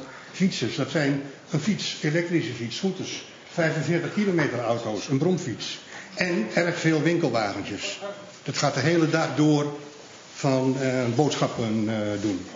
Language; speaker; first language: Dutch; native; Dutch